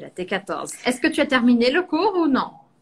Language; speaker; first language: French; non-native, fluent; Portuguese